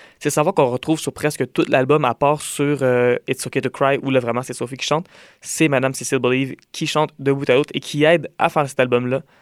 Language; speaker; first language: French; native; French